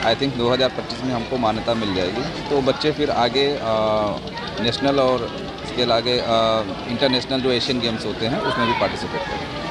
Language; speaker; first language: Hindi; non-native, local second language; Bangla